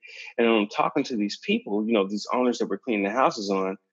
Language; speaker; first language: English; native; English